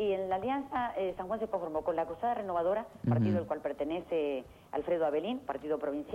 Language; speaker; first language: Spanish; native; Spanish